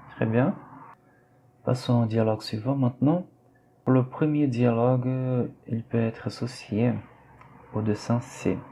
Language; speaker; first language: French; non-native, fluent; Portuguese